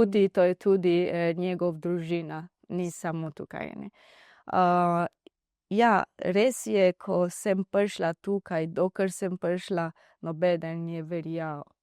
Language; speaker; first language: Slovenian; non-native, learner; Divehi